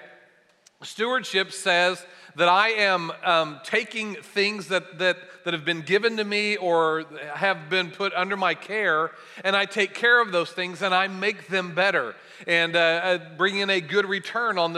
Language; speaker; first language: English; native; English